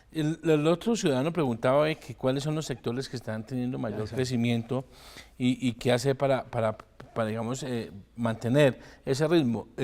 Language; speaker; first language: Spanish; native; Spanish